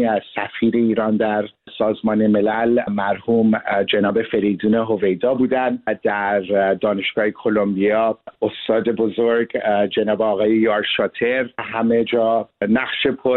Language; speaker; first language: Persian; early bilingual, heritage; Persian